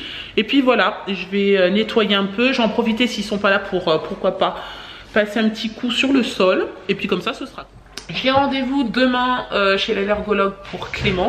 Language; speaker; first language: French; native; French